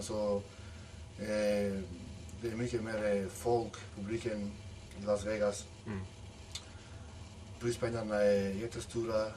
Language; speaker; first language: Swedish; non-native, fluent; Macedonian